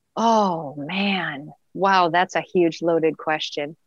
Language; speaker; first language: English; native; English